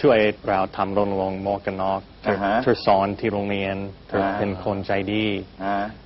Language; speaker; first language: Thai; non-native, learner; English